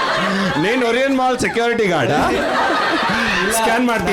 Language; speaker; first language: Kannada; non-native, local second language; Punjabi